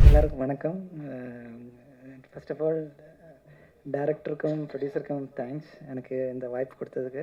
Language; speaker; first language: Tamil; non-native, learner; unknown